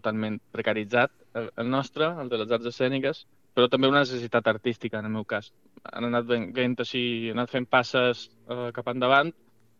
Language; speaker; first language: Catalan; non-native, fluent; Spanish